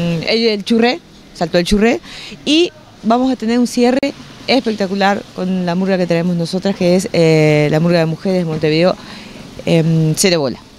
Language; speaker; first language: Spanish; native; Spanish